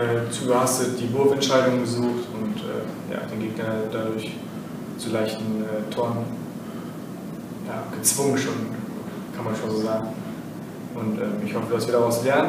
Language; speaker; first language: German; native; German